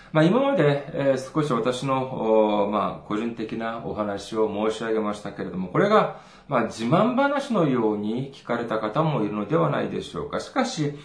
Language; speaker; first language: Japanese; non-native, fluent; Korean